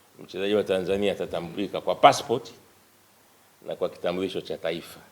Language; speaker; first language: Swahili; native; Swahili